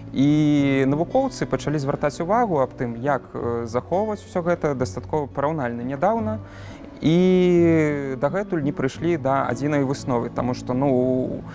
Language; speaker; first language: Belarusian; native; Belarusian